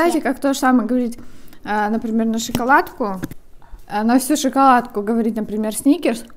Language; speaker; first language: Russian; native; Russian